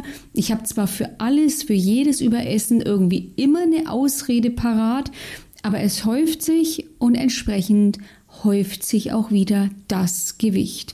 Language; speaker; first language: German; native; German